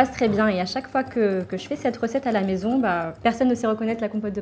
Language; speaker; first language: French; native; French